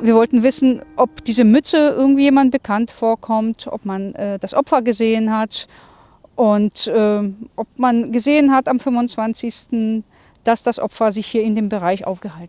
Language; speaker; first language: German; native; German